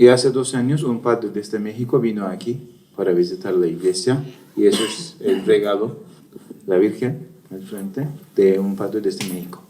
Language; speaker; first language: Spanish; non-native, fluent; Turkish